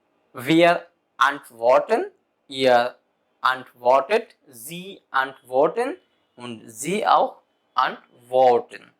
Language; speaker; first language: German; non-native, learner; Bangla